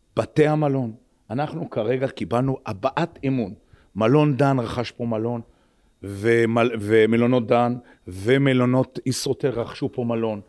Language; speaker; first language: Hebrew; native; Hebrew